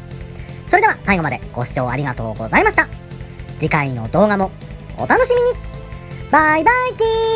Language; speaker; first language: Japanese; native; Japanese